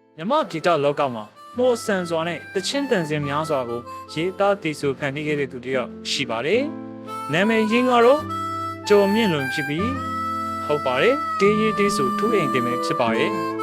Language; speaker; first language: Burmese; native; Burmese